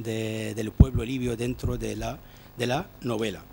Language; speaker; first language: Spanish; non-native, fluent; Arabic